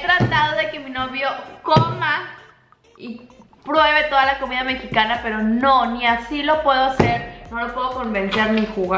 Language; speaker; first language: Spanish; early bilingual, heritage; Spanish